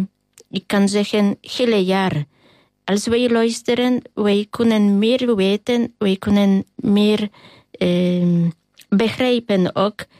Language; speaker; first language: Dutch; non-native, learner; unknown